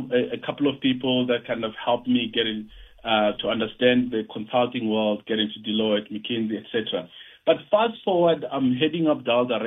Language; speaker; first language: English; non-native, local second language; Venda